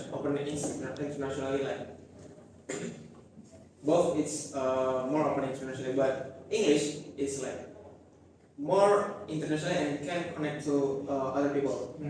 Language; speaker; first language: English; non-native, learner; Indonesian